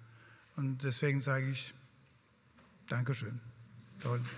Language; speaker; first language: German; non-native, fluent; Swedish